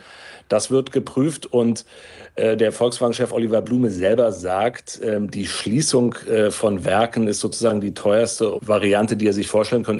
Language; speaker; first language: German; native; German